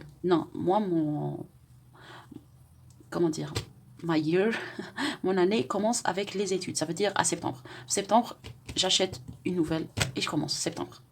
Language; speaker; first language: French; non-native, local second language; Arabic